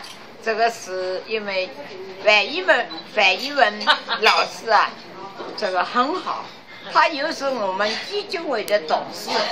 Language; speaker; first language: Chinese; non-native, local second language; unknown